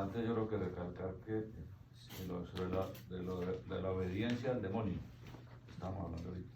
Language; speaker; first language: Spanish; native; Spanish